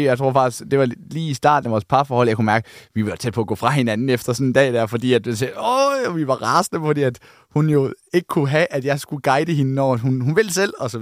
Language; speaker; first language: Danish; native; Danish